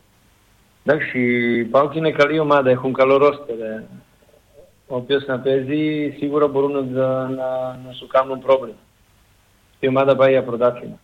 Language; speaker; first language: Greek; non-native, learner; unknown